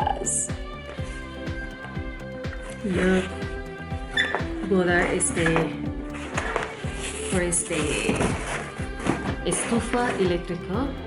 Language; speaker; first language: Spanish; non-native, learner; English